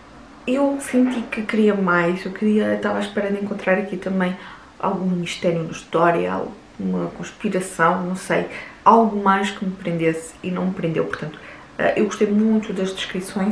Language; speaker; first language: Portuguese; native; Portuguese